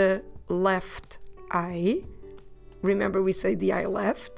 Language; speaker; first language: English; non-native, fluent; Portuguese